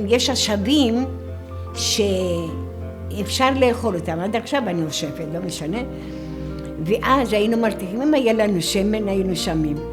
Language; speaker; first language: Hebrew; non-native, fluent; Greek